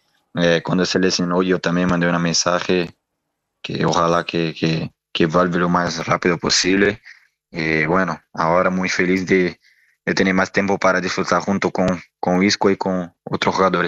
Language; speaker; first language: Spanish; non-native, learner; Portuguese